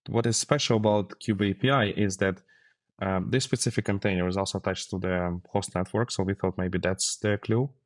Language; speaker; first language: English; non-native, fluent; Russian